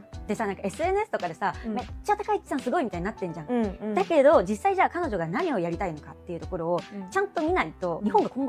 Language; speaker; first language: Japanese; native; Japanese